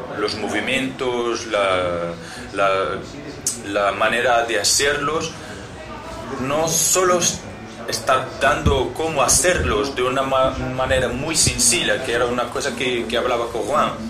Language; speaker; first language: Spanish; non-native, learner; Portuguese